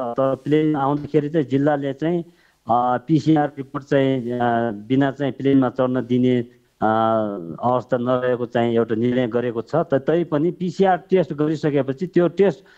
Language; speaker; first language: Nepali; non-native, local second language; Tibetan